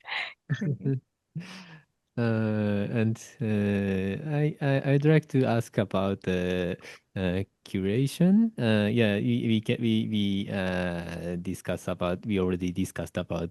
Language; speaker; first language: English; non-native, learner; Japanese